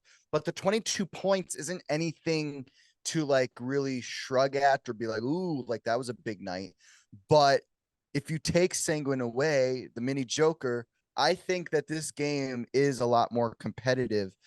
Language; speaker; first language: English; native; English